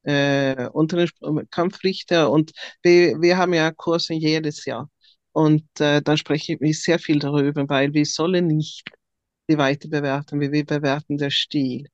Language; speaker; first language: German; non-native, fluent; Swedish